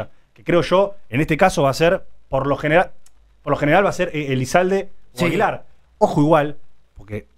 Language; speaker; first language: Spanish; native; Spanish